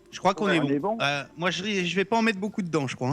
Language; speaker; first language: French; native; French